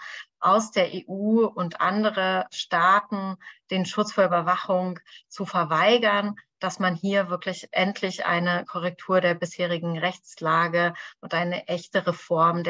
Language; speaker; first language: German; native; German